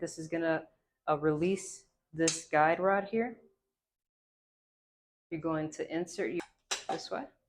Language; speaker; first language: English; native; English